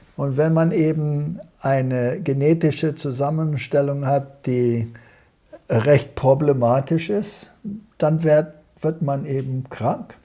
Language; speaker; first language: German; early bilingual, heritage; German